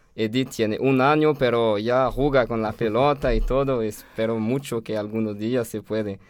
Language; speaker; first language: Spanish; non-native, fluent; French